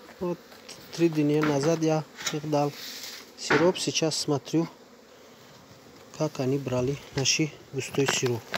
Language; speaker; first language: Russian; non-native, learner; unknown